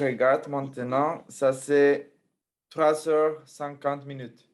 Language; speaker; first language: French; non-native, fluent; Spanish